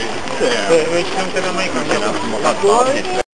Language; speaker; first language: Czech; native; Czech